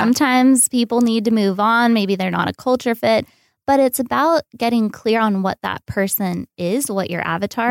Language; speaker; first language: English; native; English